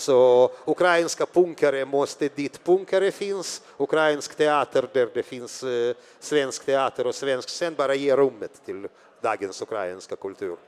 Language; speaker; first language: Swedish; non-native, fluent; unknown